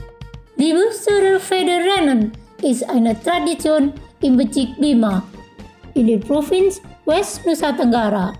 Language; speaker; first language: German; non-native, fluent; Indonesian